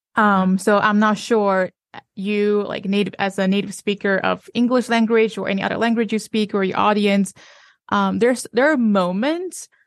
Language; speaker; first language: English; non-native, fluent; Chinese